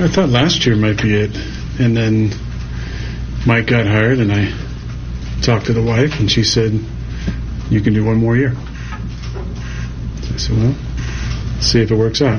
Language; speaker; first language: English; native; English